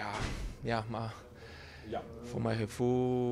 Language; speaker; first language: Dutch; non-native, learner; Portuguese